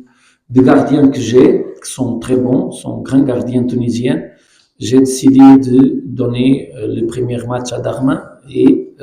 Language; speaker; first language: French; non-native, learner; Portuguese